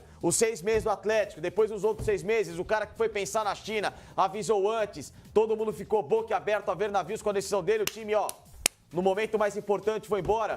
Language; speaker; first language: Portuguese; native; Portuguese